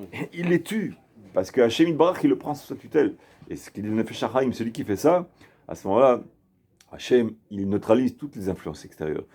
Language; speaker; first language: French; native; French